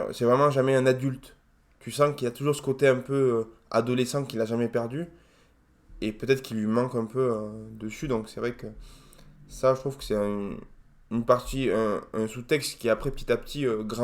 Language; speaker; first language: French; native; French